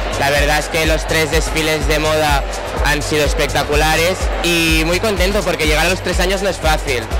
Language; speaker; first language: Spanish; non-native, local second language; Catalan